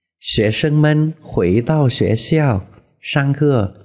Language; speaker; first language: Chinese; non-native, fluent; Vietnamese